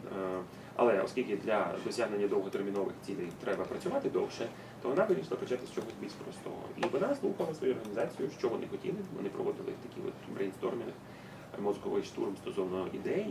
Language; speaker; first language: Ukrainian; native; Ukrainian